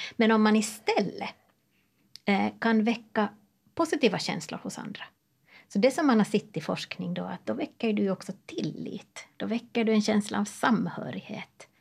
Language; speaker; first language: Swedish; native; Swedish